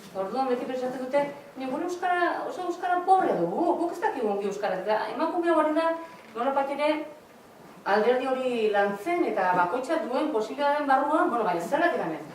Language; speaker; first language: Basque; native; Basque